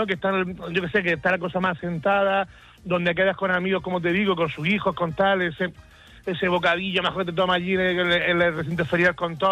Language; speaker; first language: Spanish; native; Spanish